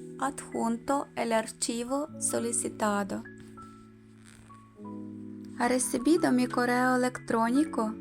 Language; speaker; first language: Spanish; non-native, fluent; Ukrainian